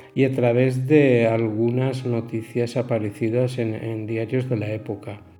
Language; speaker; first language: Spanish; native; Spanish